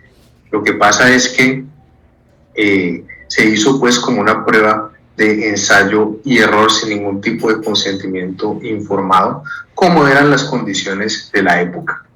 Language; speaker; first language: Spanish; native; Spanish